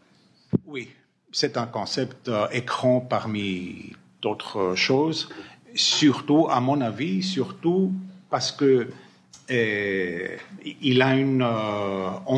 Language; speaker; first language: French; non-native, fluent; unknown